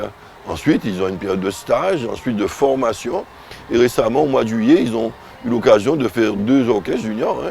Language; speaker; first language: French; native; French